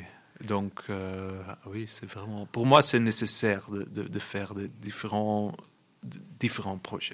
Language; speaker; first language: French; non-native, local second language; Dutch